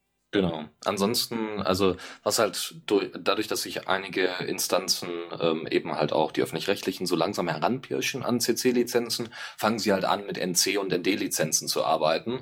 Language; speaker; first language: German; native; German